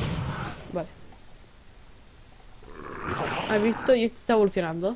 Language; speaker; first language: Spanish; native; Spanish